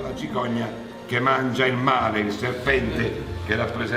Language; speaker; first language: Italian; native; Italian